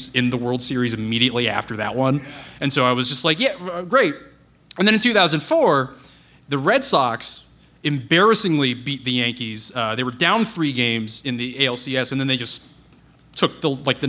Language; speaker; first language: English; native; English